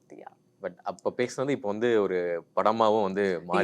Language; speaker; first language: Tamil; native; Tamil